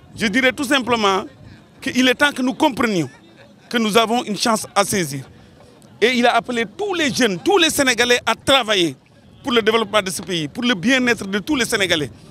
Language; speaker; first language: French; non-native, local second language; Wolof